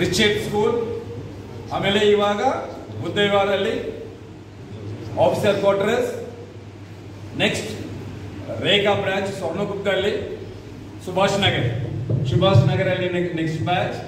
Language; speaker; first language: Kannada; non-native, local second language; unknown